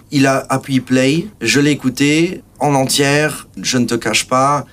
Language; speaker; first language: French; non-native, local second language; Portuguese